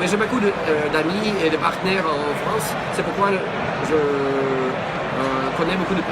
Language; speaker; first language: French; non-native, learner; Russian